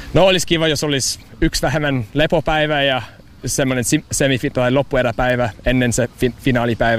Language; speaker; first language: Finnish; non-native, learner; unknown